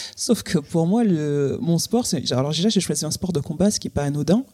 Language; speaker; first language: French; native; French